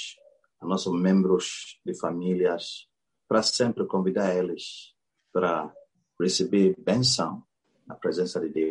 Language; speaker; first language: Portuguese; non-native, learner; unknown